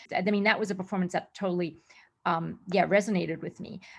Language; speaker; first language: English; native; English